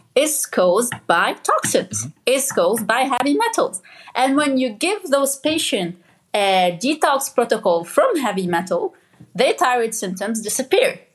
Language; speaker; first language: English; non-native, fluent; Arabic